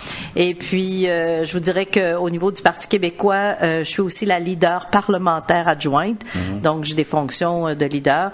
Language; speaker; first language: French; native; French